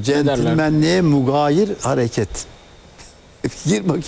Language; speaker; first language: Turkish; native; Turkish